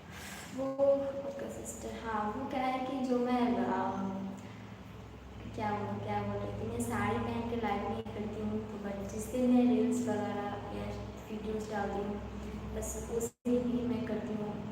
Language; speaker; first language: Hindi; non-native, local second language; Bangla